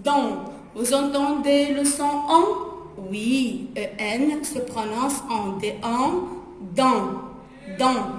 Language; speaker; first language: French; non-native, local second language; Arabic